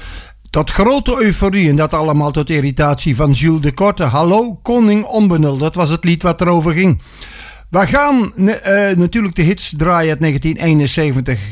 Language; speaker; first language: Dutch; native; Dutch